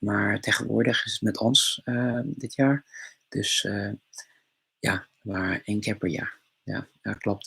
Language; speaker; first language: Dutch; non-native, fluent; English